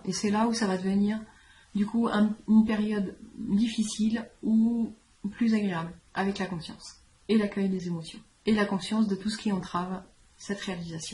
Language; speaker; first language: French; native; French